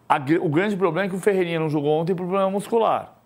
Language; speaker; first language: Portuguese; native; Portuguese